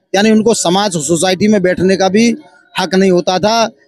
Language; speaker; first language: Hindi; native; Hindi